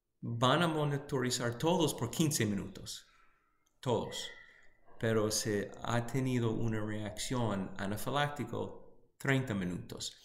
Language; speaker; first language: Spanish; non-native, fluent; English